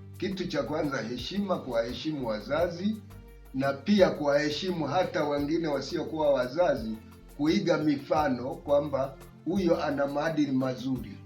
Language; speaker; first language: Swahili; non-native, local second language; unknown